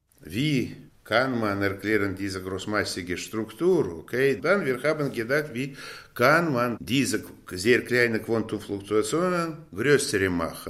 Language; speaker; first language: German; non-native, fluent; Russian